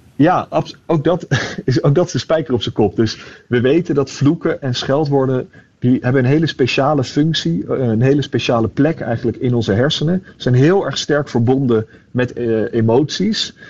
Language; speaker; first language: Dutch; native; Dutch